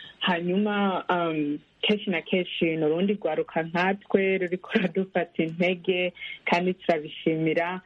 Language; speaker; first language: Rundi; early bilingual, heritage; Rundi